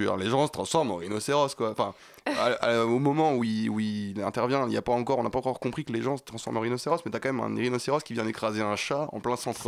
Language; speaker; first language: French; native; French